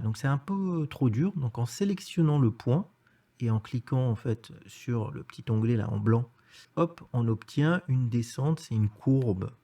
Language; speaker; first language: French; native; French